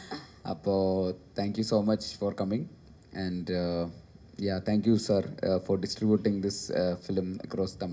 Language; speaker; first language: Tamil; non-native, learner; Malayalam